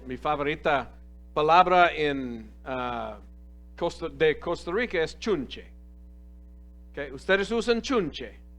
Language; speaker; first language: Spanish; non-native, fluent; English